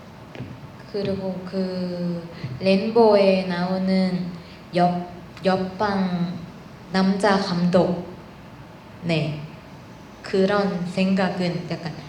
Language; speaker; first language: Korean; non-native, learner; Thai